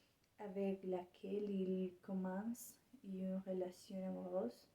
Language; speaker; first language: French; non-native, learner; Spanish